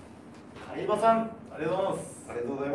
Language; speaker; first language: Japanese; native; Japanese